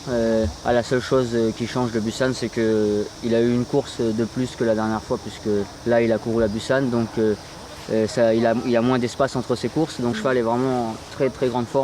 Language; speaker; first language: French; native; French